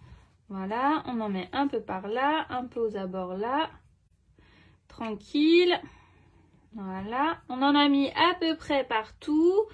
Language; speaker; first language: French; native; French